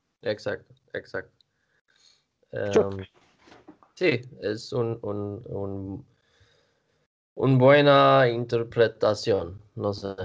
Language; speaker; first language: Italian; non-native, learner; Swedish